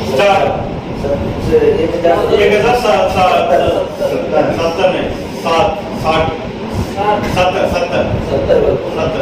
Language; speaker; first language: Hindi; non-native, local second language; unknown